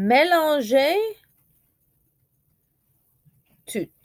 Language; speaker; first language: French; non-native, fluent; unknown